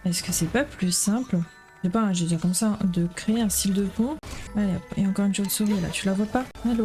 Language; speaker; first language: French; native; French